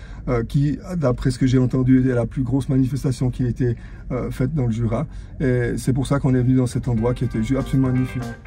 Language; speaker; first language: French; native; French